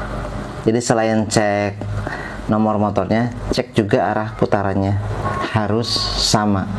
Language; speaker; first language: Indonesian; native; Indonesian